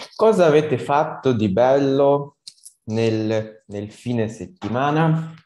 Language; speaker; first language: Italian; non-native, fluent; Ukrainian